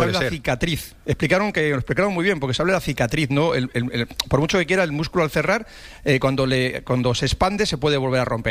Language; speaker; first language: Spanish; native; Spanish